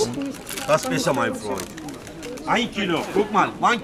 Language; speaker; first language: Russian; non-native, learner; Turkish